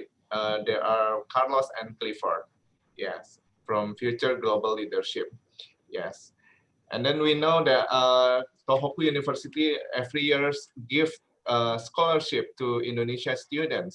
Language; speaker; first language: English; non-native, learner; Indonesian